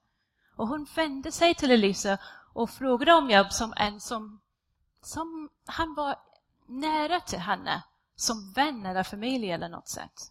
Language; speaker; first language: Swedish; non-native, fluent; English